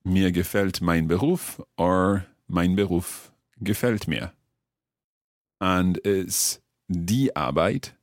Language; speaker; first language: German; non-native, learner; English